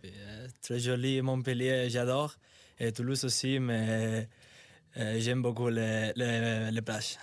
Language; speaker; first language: French; non-native, learner; Spanish